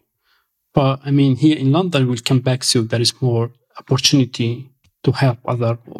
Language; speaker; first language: English; non-native, fluent; Arabic